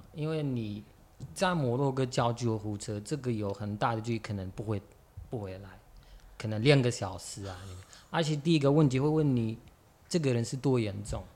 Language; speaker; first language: Chinese; non-native, fluent; Arabic